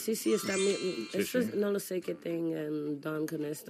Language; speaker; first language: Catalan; non-native, learner; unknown